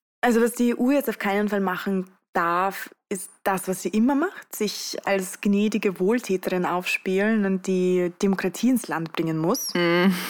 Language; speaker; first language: German; early bilingual, other home language; Russian